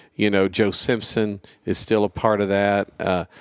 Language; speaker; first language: English; native; English